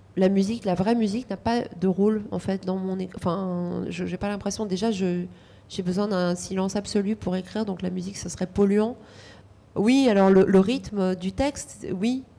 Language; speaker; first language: French; non-native, fluent; Romanian